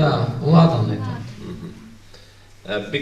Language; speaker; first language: Russian; native; Russian